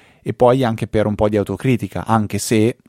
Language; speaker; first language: Italian; native; Italian